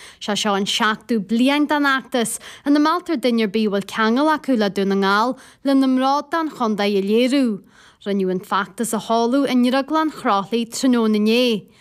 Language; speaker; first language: Irish; native; Irish